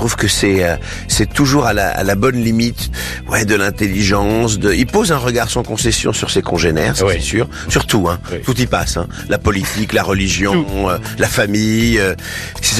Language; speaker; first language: French; native; French